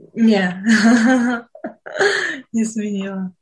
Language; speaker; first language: Polish; non-native, fluent; Uzbek